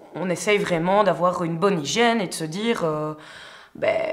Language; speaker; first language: French; native; French